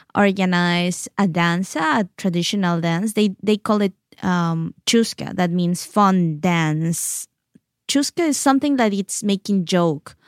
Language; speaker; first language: English; non-native, fluent; Spanish